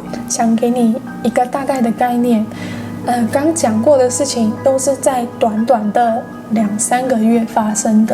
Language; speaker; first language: Chinese; non-native, fluent; English